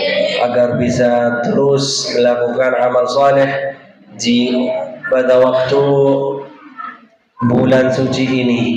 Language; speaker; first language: Indonesian; non-native, fluent; Arabic